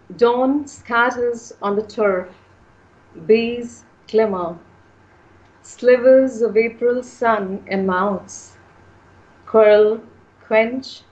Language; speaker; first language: English; non-native, local second language; Punjabi